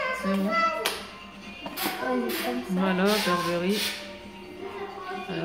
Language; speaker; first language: French; native; French